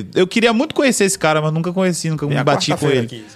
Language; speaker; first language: Portuguese; native; Portuguese